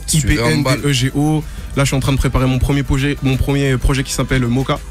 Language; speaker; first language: French; native; French